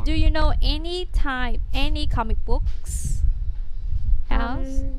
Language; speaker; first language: English; non-native, fluent; Vietnamese